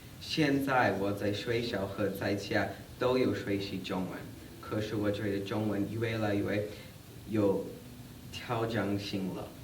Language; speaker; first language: Chinese; non-native, learner; English